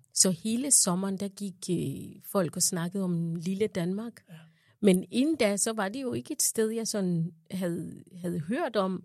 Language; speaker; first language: Danish; non-native, fluent; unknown